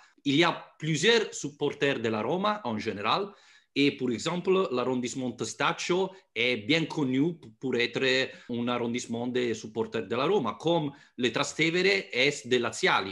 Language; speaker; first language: French; non-native, fluent; Italian